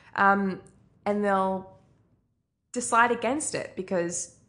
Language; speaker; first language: English; native; English